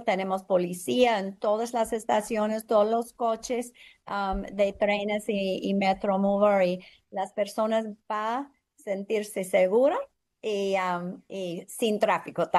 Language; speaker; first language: Spanish; non-native, learner; English